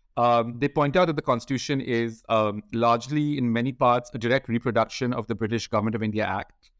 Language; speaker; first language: English; non-native, local second language; Hindi